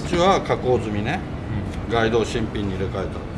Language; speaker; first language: Japanese; native; Japanese